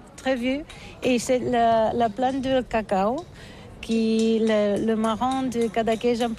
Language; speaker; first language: French; non-native, learner; Catalan